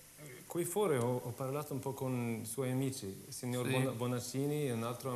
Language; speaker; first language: Italian; non-native, fluent; Swedish